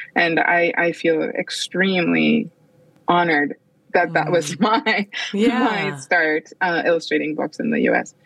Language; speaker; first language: English; non-native, fluent; Spanish